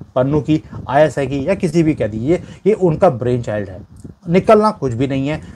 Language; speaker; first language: Hindi; native; Hindi